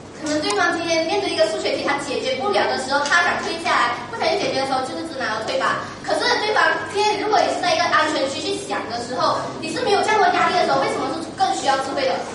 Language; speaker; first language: Chinese; native; Chinese